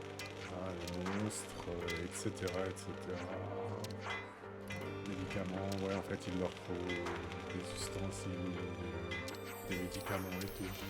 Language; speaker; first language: French; native; French